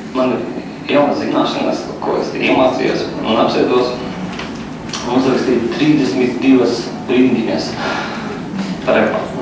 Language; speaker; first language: Latvian; non-native, local second language; Russian